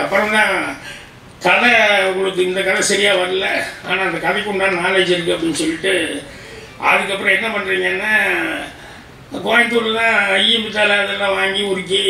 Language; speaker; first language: Tamil; native; Tamil